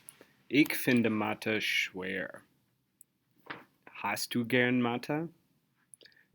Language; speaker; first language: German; non-native, fluent; English